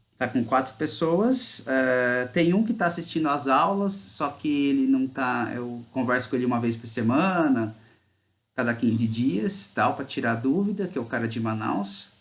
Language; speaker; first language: Portuguese; native; Portuguese